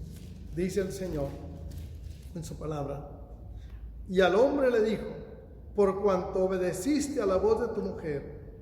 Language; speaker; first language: Spanish; native; Spanish